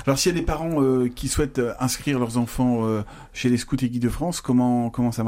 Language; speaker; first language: French; native; French